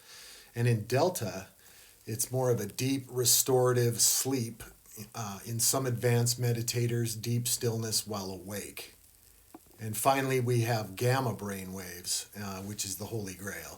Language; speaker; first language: English; native; English